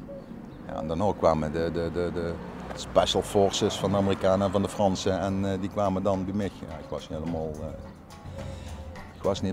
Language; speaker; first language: Dutch; native; Dutch